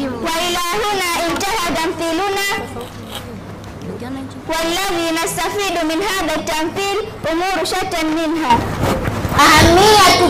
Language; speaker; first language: Arabic; non-native, learner; Swahili